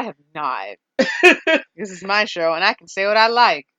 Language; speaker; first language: English; native; English